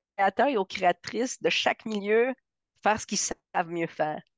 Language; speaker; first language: French; non-native, fluent; Spanish